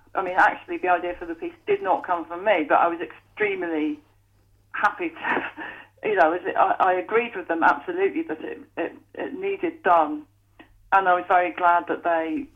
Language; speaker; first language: English; native; English